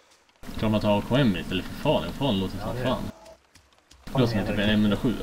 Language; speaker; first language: Swedish; native; Swedish